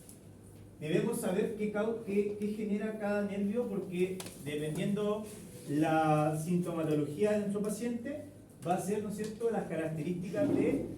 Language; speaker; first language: Spanish; native; Spanish